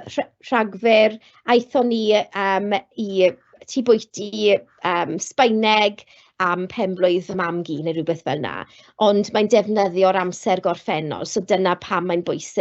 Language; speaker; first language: Welsh; non-native, local second language; English